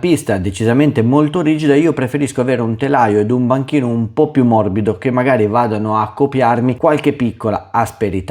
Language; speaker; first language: Italian; native; Italian